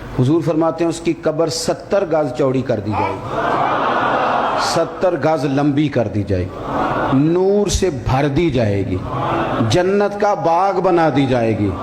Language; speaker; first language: Urdu; non-native, local second language; Punjabi